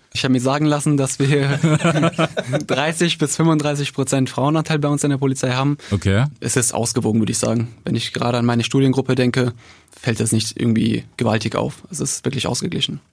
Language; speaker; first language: German; early bilingual, other home language; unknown